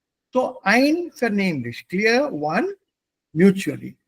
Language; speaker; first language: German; non-native, fluent; Hindi